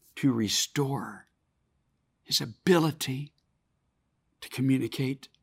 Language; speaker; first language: English; native; English